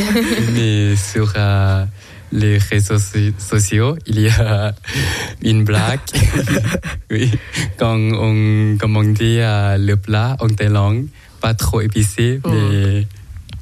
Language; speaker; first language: French; non-native, learner; Thai